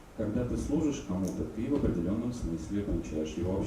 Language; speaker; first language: Russian; native; Russian